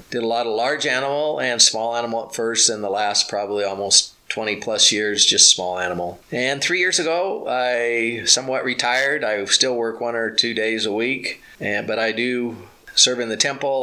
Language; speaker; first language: English; native; English